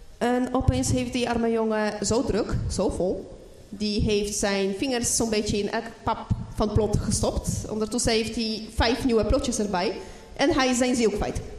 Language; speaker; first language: Dutch; non-native, fluent; Polish